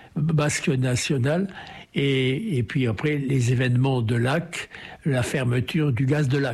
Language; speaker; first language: French; native; French